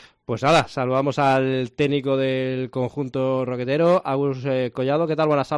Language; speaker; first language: Spanish; native; Spanish